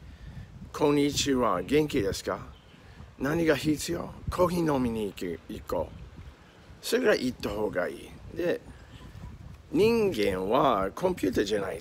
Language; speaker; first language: Japanese; non-native, learner; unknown